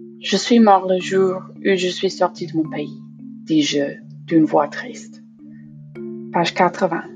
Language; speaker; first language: French; non-native, fluent; English